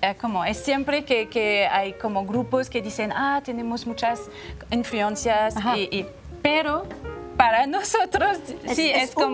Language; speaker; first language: Spanish; non-native, learner; French